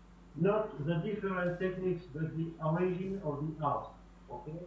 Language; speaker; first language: English; non-native, fluent; French